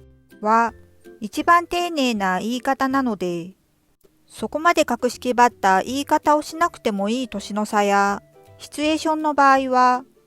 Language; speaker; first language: Japanese; non-native, fluent; Korean